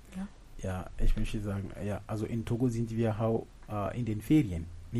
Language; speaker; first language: German; non-native, fluent; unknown